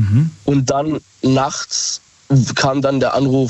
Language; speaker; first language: German; native; German